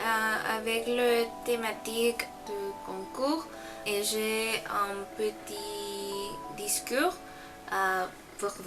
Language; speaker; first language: French; non-native, learner; Spanish